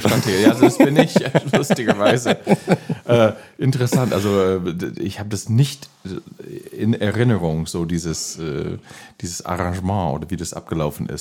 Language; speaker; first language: German; non-native, fluent; English